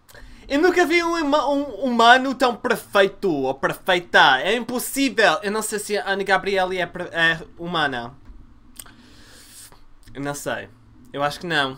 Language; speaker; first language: Portuguese; early bilingual, heritage; Portuguese